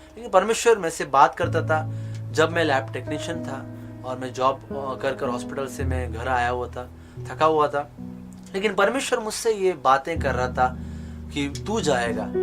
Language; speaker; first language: Hindi; non-native, local second language; Kannada